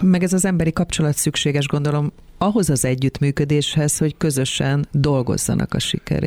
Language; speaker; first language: Hungarian; native; Hungarian